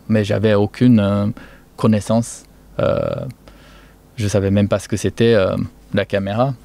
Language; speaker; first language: French; non-native, fluent; Japanese